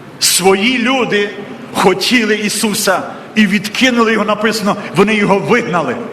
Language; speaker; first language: Ukrainian; native; Ukrainian